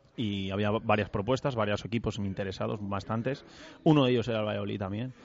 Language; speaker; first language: Spanish; native; Spanish